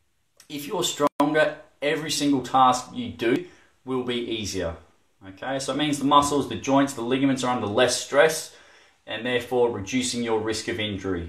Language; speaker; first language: English; native; English